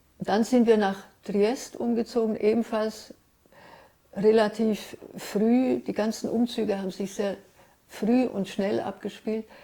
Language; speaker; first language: German; early bilingual, other home language; Hungarian